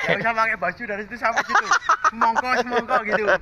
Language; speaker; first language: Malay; non-native, local second language; Javanese